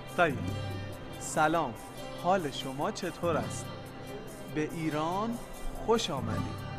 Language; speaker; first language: Persian; native; Persian